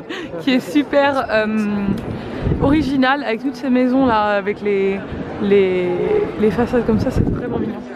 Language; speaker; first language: French; native; French